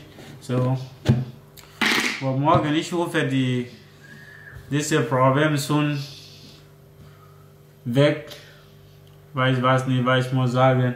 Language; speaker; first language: German; non-native, learner; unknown